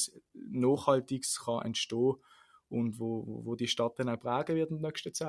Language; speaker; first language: German; native; German